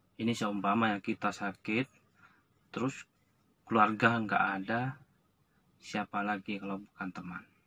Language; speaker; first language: Indonesian; non-native, local second language; Madurese